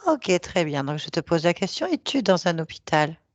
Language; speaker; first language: French; native; French